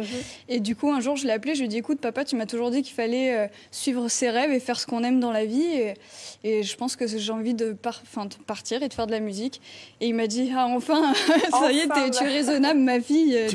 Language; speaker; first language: French; native; French